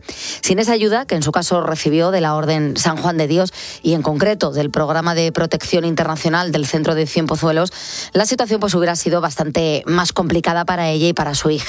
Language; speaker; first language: Spanish; native; Spanish